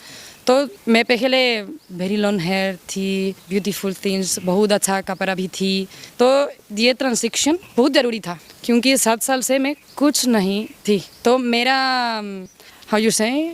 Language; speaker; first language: Hindi; non-native, learner; Spanish